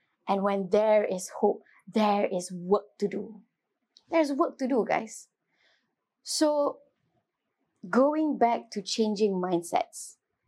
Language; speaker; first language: English; non-native, local second language; Malay